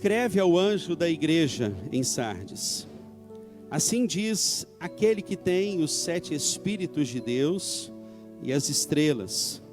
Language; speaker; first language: Portuguese; native; Portuguese